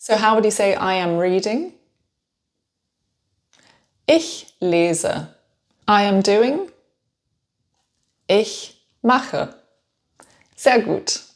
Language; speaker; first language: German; non-native, fluent; English